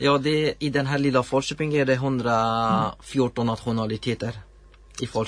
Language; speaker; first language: Swedish; non-native, learner; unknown